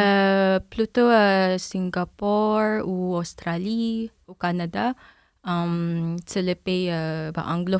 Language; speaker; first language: French; non-native, fluent; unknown